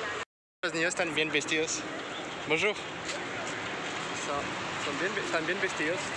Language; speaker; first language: Spanish; non-native, fluent; French